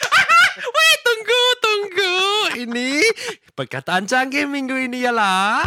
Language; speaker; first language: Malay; non-native, local second language; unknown